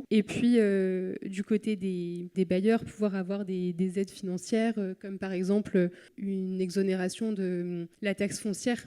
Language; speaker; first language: French; native; French